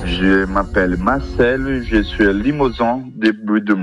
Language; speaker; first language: French; non-native, learner; Portuguese